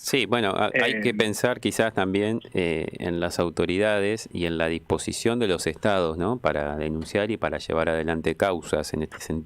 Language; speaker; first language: Spanish; native; Spanish